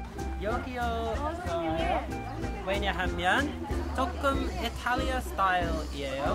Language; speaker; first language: Korean; non-native, learner; English